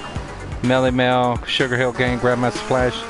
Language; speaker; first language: English; native; English